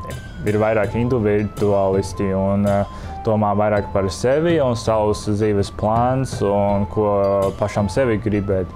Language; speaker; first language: Latvian; early bilingual, other home language; Chinese